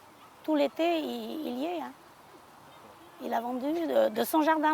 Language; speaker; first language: French; non-native, learner; Hmong